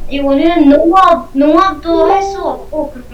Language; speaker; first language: Korean; non-native, learner; Vietnamese